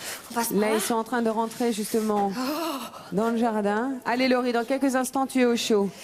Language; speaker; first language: French; native; French